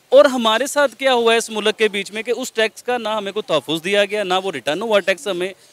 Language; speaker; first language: Urdu; non-native, local second language; Punjabi